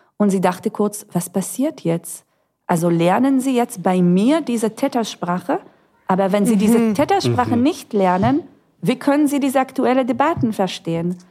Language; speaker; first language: German; non-native, fluent; Hebrew